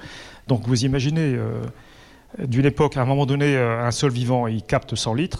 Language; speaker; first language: French; native; French